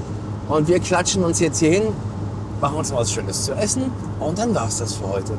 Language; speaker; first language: German; native; German